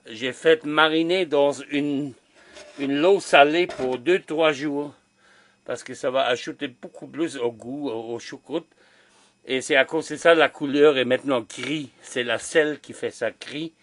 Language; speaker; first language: French; non-native, learner; German